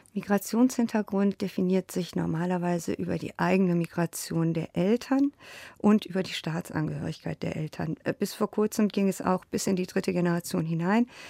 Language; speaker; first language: German; native; German